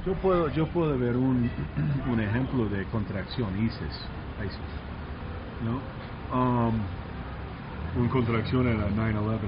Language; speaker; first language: Spanish; early bilingual, heritage; Spanish